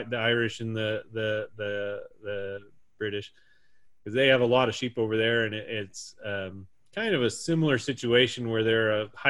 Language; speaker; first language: English; native; English